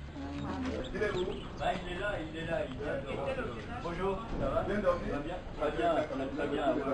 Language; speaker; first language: French; native; French